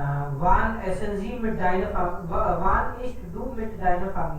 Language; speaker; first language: German; non-native, learner; Hindi